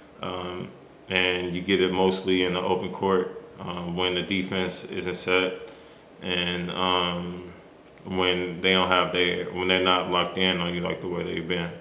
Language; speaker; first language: English; native; English